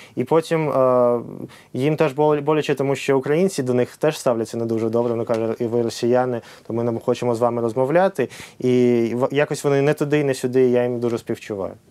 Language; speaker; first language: Ukrainian; non-native, local second language; Russian